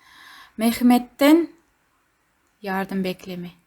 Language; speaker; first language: Turkish; non-native, fluent; Kazakh